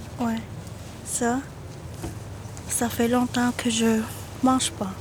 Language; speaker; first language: French; non-native, local second language; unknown